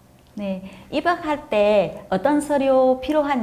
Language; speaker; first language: Korean; non-native, fluent; Vietnamese